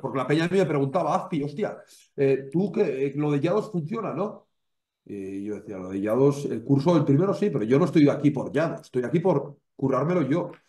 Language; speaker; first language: Spanish; native; Spanish